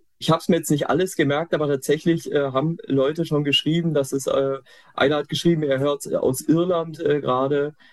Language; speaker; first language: German; native; German